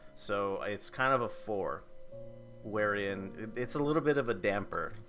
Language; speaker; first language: English; native; English